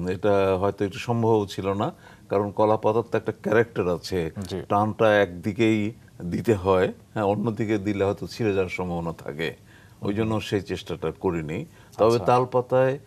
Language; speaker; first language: Bangla; native; Bangla